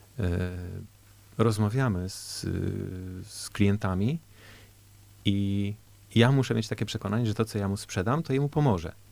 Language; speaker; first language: Polish; early bilingual, heritage; Polish